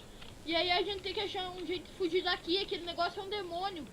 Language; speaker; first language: Portuguese; native; Portuguese